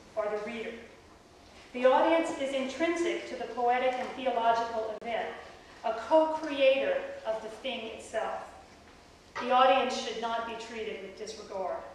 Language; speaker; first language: English; native; English